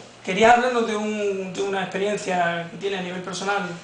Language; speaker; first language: Spanish; native; Spanish